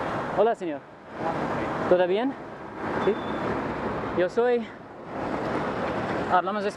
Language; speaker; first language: Spanish; non-native, learner; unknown